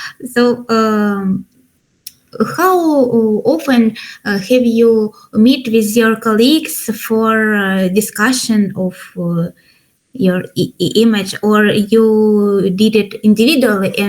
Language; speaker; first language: English; non-native, learner; Ukrainian